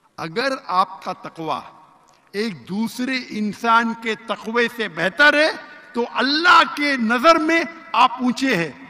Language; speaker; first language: Urdu; non-native, local second language; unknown